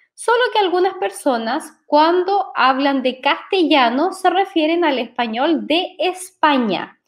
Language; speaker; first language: Spanish; non-native, fluent; Portuguese